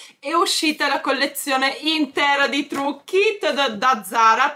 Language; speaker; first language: Italian; native; Italian